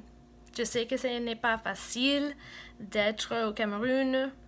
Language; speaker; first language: French; non-native, fluent; English